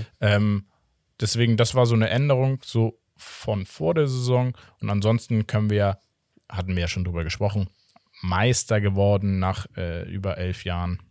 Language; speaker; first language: German; early bilingual, other home language; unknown